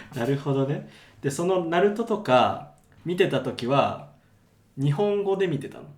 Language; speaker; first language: Japanese; native; Japanese